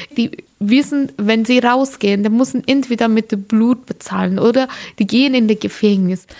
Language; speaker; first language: German; non-native, learner; Persian